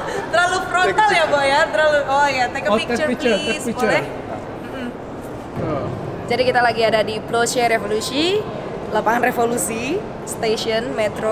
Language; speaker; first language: Indonesian; native; Indonesian